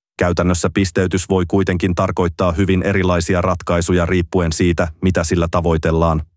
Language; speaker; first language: Finnish; native; Finnish